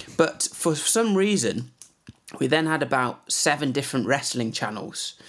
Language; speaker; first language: English; native; English